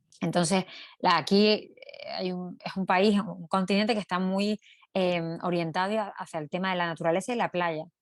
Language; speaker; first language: Spanish; native; Spanish